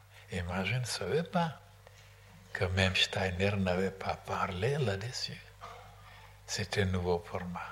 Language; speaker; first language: French; non-native, fluent; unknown